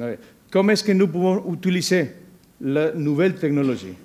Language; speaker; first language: French; non-native, learner; Spanish